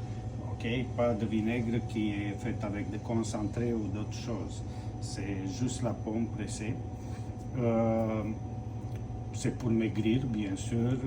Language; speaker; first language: French; non-native, fluent; Romanian